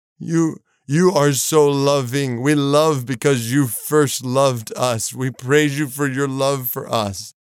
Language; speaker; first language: English; native; English